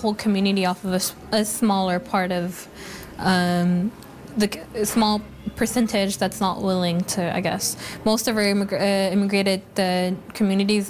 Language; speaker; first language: English; native; English